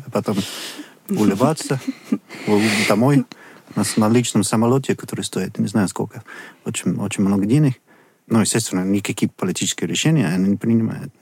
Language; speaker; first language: Russian; non-native, fluent; English